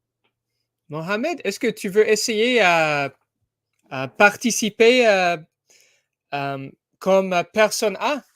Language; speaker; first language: French; non-native, learner; English